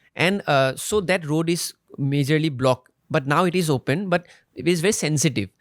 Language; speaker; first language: English; non-native, local second language; Assamese